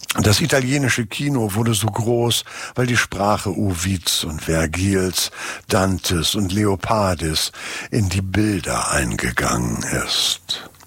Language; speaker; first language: German; native; German